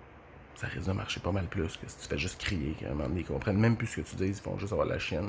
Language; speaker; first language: French; native; French